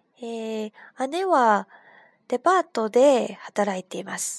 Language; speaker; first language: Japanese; non-native, fluent; Chinese